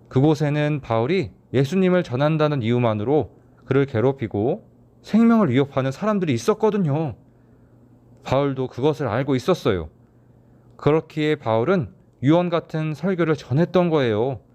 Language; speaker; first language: Korean; native; Korean